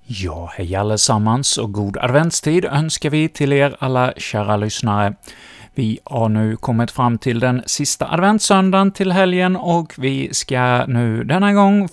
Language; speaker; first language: Swedish; native; Swedish